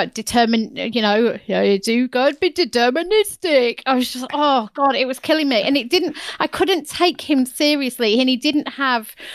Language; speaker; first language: English; native; English